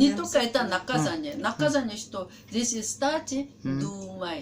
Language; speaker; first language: Russian; non-native, learner; Korean